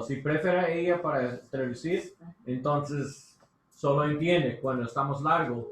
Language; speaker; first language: Spanish; non-native, learner; English